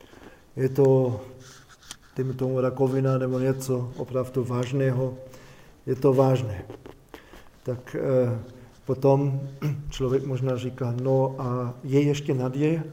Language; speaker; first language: Czech; non-native, fluent; German